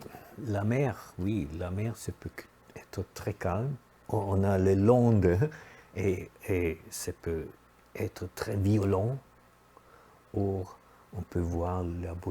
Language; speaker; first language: French; non-native, fluent; German